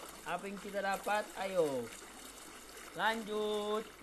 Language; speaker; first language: Indonesian; non-native, fluent; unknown